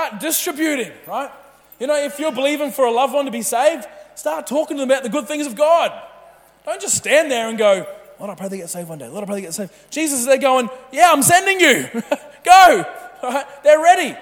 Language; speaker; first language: English; native; English